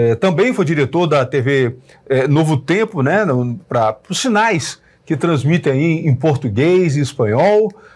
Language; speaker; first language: Portuguese; native; Portuguese